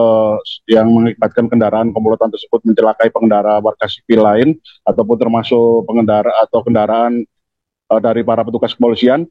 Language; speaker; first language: Indonesian; native; Indonesian